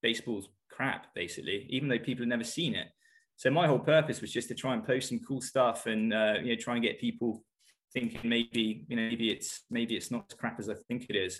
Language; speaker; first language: English; native; English